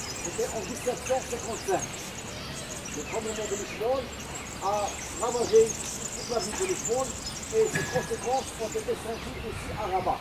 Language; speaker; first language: French; non-native, local second language; Arabic